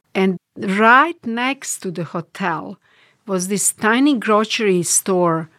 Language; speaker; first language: English; non-native, fluent; Bosnian